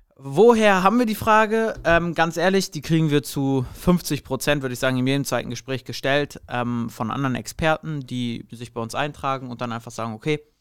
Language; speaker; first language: German; native; German